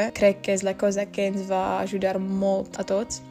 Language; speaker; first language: Catalan; non-native, fluent; Czech